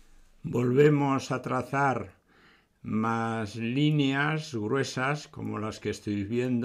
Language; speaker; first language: Spanish; native; Spanish